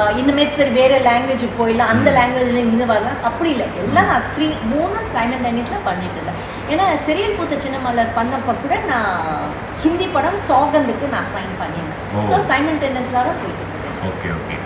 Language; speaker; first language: Tamil; non-native, local second language; Telugu